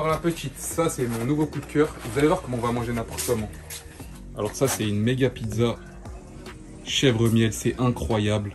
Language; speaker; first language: French; native; French